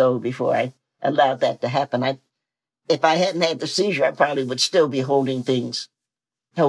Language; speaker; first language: English; native; English